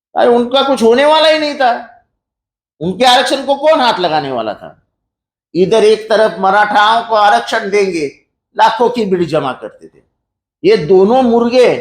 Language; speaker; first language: Hindi; native; Hindi